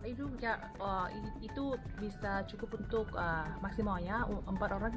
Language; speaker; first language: Indonesian; non-native, fluent; Vietnamese